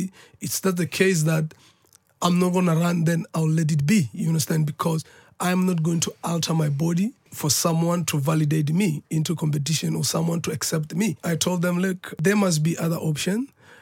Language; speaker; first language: English; non-native, local second language; Northern Sotho